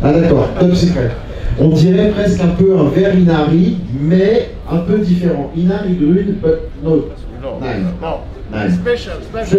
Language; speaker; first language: French; native; French